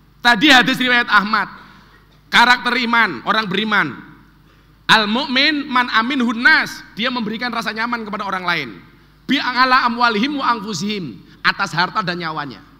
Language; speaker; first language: Indonesian; native; Indonesian